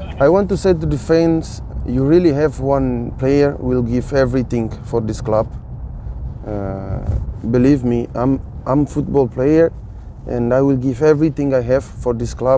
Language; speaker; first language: English; non-native, fluent; Portuguese